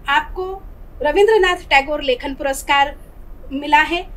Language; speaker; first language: Hindi; native; Hindi